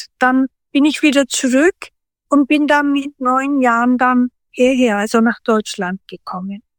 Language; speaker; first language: German; early bilingual, other home language; Turkish